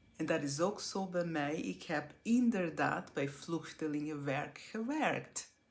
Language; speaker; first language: Dutch; non-native, fluent; Portuguese